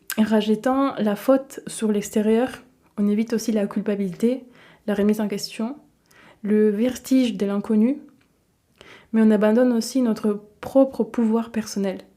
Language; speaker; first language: French; non-native, fluent; Spanish